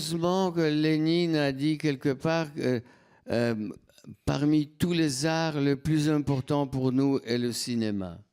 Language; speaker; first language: French; non-native, fluent; Polish